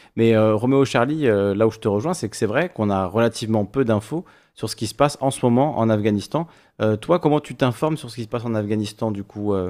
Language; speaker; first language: French; native; French